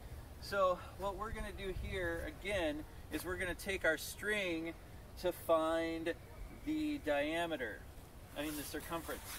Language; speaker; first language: English; native; English